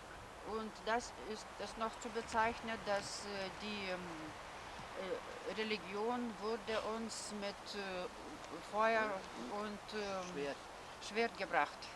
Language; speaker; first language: German; non-native, fluent; Lithuanian